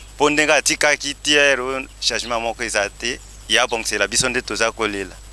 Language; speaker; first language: Lingala; non-native, local second language; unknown